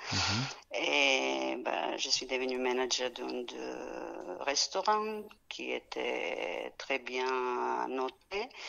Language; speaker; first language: French; non-native, fluent; Serbian